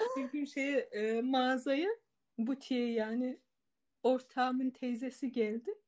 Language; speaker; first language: Turkish; native; Turkish